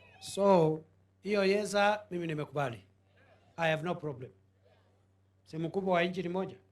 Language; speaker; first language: Swahili; non-native, local second language; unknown